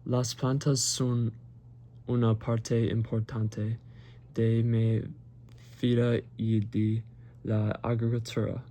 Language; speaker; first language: Spanish; non-native, learner; English